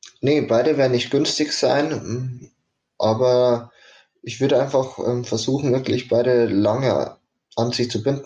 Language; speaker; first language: German; native; German